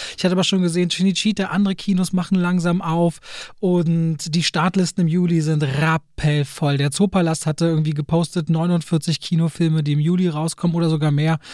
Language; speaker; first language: German; native; German